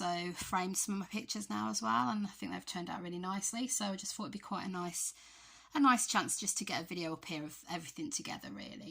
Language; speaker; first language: English; native; English